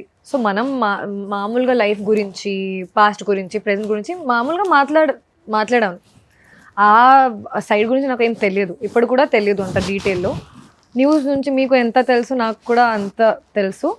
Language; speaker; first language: Telugu; non-native, local second language; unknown